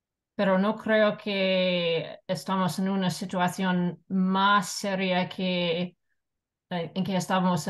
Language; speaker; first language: Spanish; non-native, fluent; English